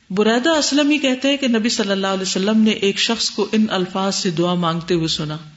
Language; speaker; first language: Urdu; native; Urdu